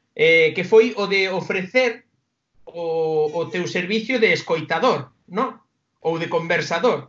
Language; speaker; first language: Galician; non-native, local second language; Spanish